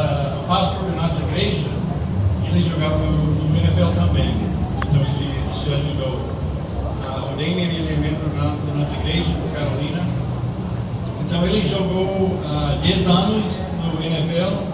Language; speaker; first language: Portuguese; non-native, fluent; English